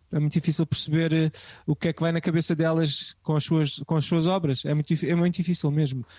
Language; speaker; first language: Portuguese; native; Portuguese